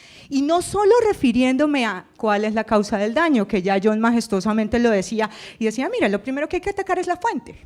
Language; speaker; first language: Spanish; native; Spanish